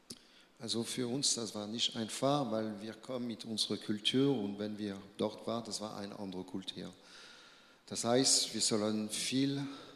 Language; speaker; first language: German; non-native, learner; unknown